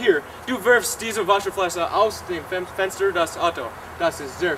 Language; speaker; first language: German; non-native, learner; English